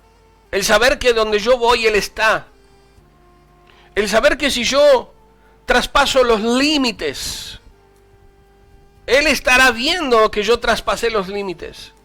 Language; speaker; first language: Spanish; native; Spanish